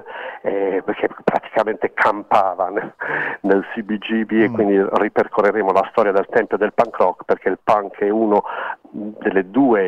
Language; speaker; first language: Italian; native; Italian